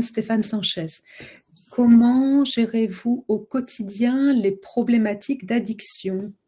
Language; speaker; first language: French; native; French